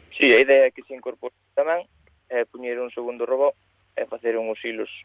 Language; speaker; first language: Galician; native; Galician